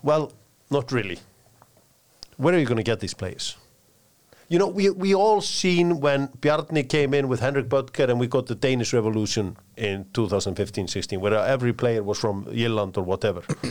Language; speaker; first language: English; non-native, fluent; Icelandic